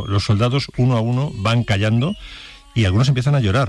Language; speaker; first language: Spanish; native; Spanish